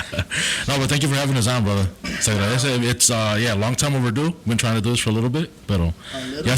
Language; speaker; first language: English; early bilingual, other home language; Spanish